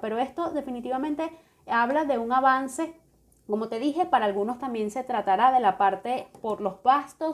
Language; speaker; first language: Spanish; native; Spanish